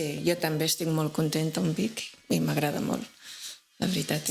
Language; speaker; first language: Catalan; non-native, local second language; Spanish